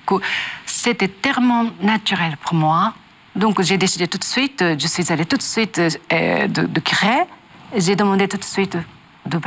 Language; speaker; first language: French; non-native, learner; Japanese